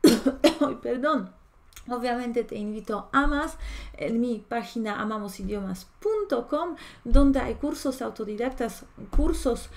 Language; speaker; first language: Spanish; non-native, fluent; Polish